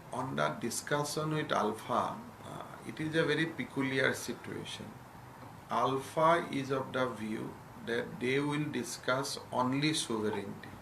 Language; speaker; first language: English; non-native, local second language; Assamese